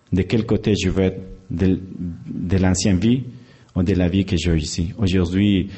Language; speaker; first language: French; non-native, fluent; Spanish